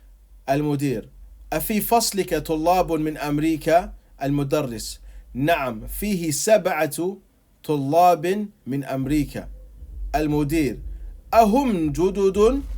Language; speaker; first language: Arabic; non-native, fluent; English